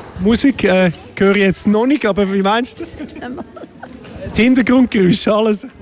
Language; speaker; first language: German; native; German